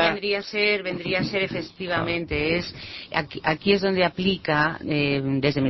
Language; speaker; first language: Spanish; early bilingual, heritage; Spanish